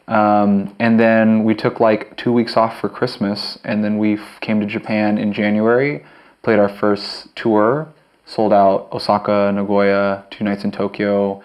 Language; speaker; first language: English; native; English